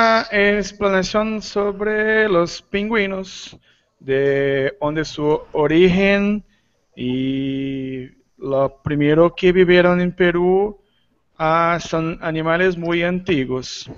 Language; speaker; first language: Spanish; non-native, learner; Portuguese